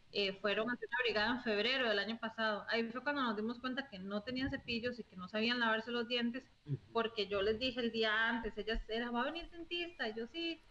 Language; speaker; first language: Spanish; native; Spanish